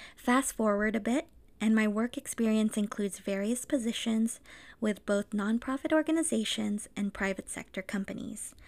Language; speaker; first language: English; native; English